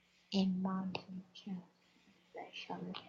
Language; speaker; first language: English; non-native, learner; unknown